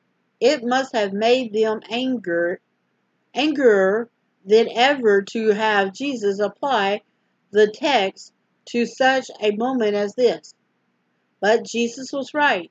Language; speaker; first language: English; native; English